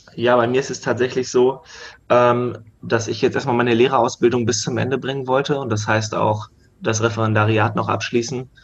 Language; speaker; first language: German; native; German